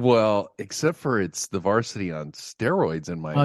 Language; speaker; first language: English; native; English